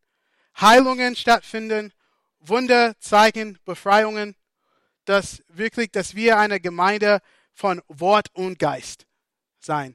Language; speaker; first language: German; non-native, fluent; English